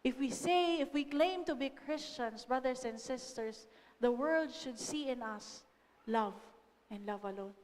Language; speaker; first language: English; non-native, local second language; Filipino